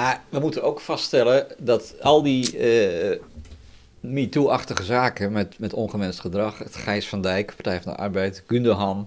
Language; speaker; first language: Dutch; native; Dutch